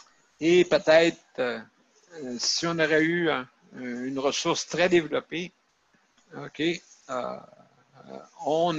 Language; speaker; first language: French; native; French